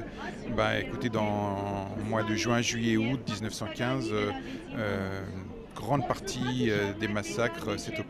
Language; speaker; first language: French; native; French